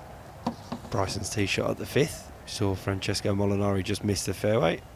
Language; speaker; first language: English; native; English